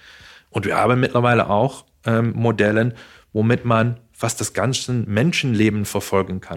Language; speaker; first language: German; non-native, fluent; Dutch